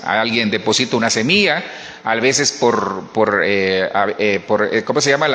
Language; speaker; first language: Spanish; native; Spanish